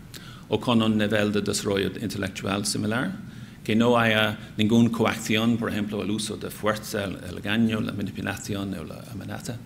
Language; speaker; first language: Spanish; non-native, fluent; English